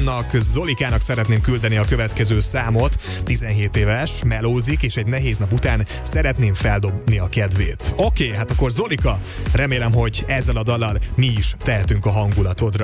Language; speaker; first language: Hungarian; native; Hungarian